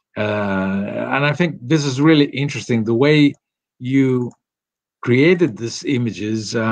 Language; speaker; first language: English; non-native, fluent; Italian